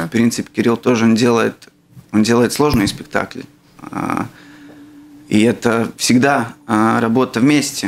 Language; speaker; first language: Russian; non-native, local second language; Latvian